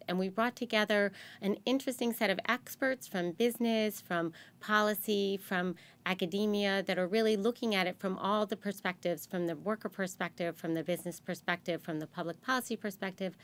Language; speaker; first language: English; native; English